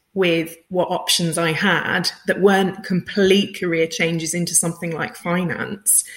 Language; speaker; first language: English; native; English